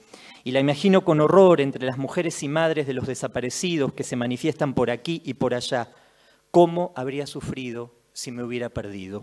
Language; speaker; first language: Spanish; native; Spanish